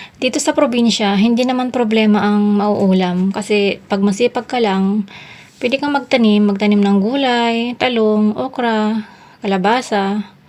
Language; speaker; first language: Filipino; non-native, local second language; Iloko